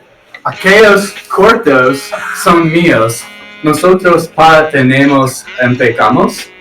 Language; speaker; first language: Spanish; non-native, learner; English